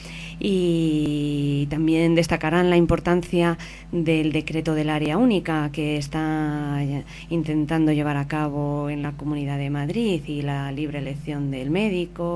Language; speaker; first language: Spanish; native; Spanish